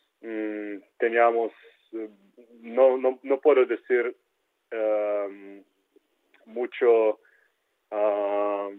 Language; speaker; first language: Spanish; non-native, learner; Ukrainian